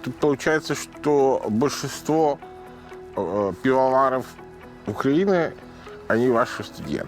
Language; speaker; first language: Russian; non-native, fluent; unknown